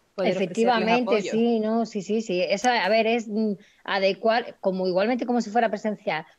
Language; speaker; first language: Spanish; native; Spanish